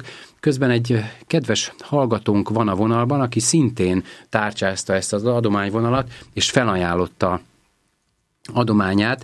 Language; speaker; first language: Hungarian; native; Hungarian